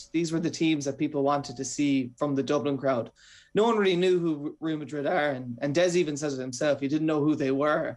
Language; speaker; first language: English; native; English